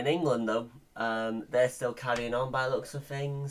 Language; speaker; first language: English; native; English